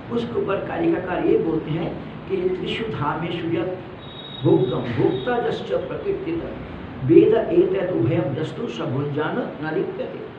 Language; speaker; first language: Hindi; non-native, local second language; Malayalam